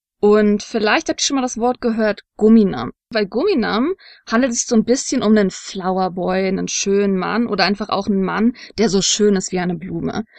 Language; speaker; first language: German; native; German